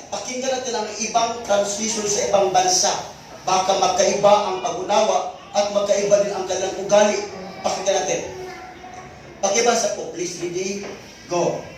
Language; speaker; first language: Filipino; non-native, local second language; Cebuano